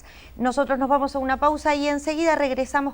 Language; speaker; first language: Spanish; native; Spanish